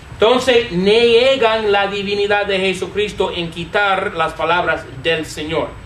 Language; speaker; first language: Spanish; non-native, fluent; English